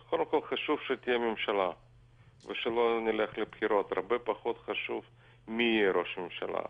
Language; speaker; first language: Hebrew; non-native, fluent; Russian